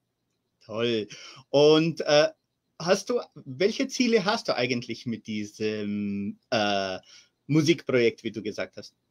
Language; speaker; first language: German; early bilingual, heritage; German